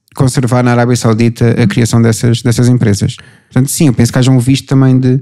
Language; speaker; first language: Portuguese; native; Portuguese